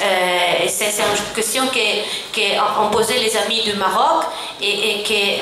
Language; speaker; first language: French; non-native, fluent; Italian